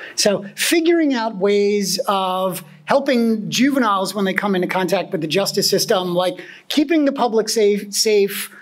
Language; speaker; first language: English; native; English